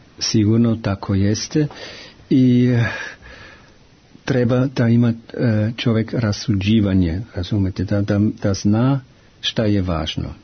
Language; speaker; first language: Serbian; non-native, fluent; German